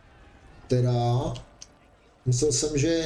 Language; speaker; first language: Czech; native; Czech